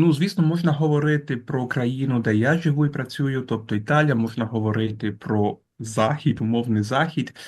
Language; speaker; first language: Ukrainian; non-native, fluent; Italian